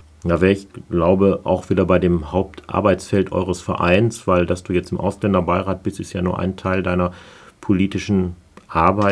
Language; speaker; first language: German; native; German